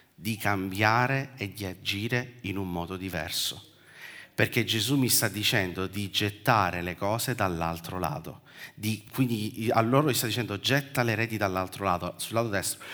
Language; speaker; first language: Italian; native; Italian